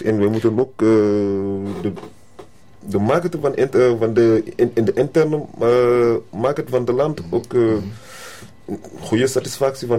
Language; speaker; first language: Dutch; non-native, learner; French